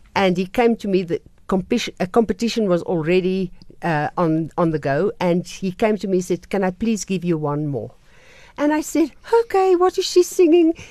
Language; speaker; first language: English; non-native, local second language; Afrikaans